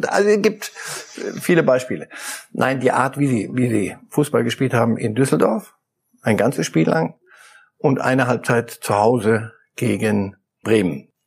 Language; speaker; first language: German; early bilingual, other home language; Polish